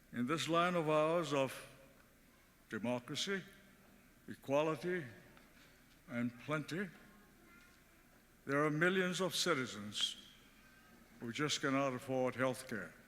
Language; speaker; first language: English; early bilingual, other home language; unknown